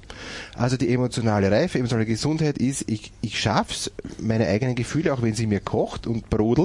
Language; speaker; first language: German; native; German